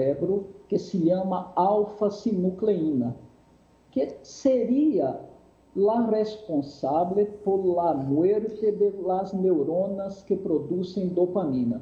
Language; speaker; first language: Spanish; non-native, fluent; Portuguese